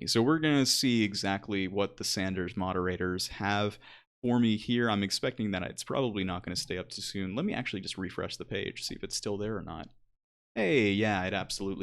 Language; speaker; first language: English; native; English